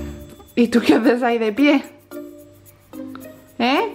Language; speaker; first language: Spanish; native; Spanish